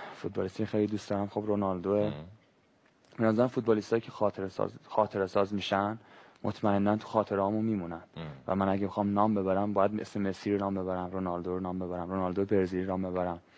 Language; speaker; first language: Persian; native; Persian